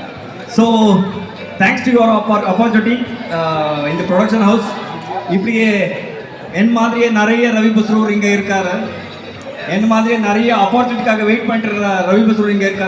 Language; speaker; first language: Tamil; non-native, learner; Kannada